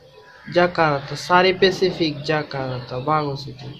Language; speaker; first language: Indonesian; non-native, learner; Bangla